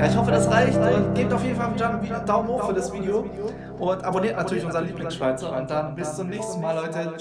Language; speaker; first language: German; native; German